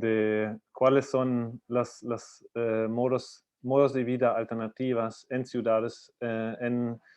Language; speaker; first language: Spanish; non-native, fluent; German